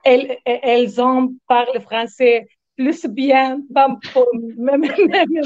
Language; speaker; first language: French; non-native, learner; Arabic